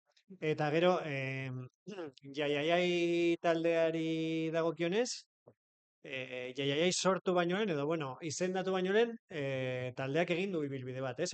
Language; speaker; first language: Basque; native; Basque